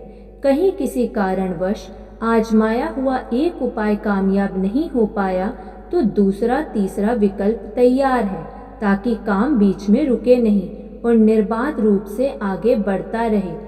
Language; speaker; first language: Hindi; native; Hindi